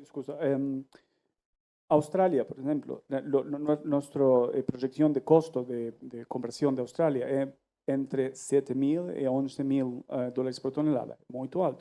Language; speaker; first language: Spanish; non-native, learner; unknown